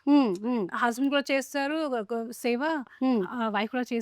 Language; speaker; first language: Telugu; non-native, local second language; Hindi